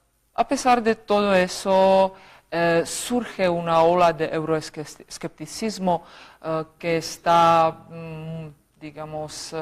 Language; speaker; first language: Spanish; non-native, fluent; Czech